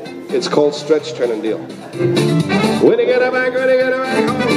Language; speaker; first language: English; non-native, fluent; Danish